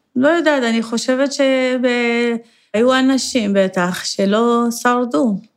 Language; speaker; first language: Hebrew; non-native, fluent; Persian